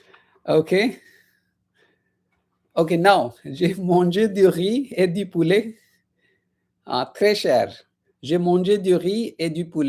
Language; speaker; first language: French; non-native, fluent; Hindi